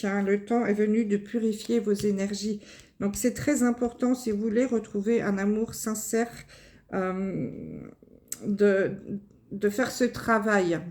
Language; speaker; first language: French; native; French